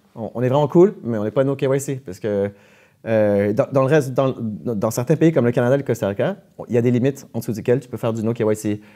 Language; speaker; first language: French; native; French